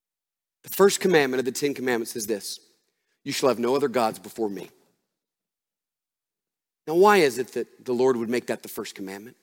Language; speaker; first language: English; native; English